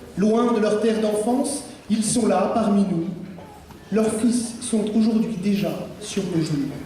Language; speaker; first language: French; native; French